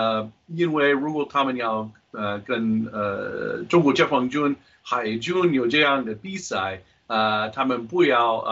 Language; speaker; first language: Chinese; non-native, fluent; English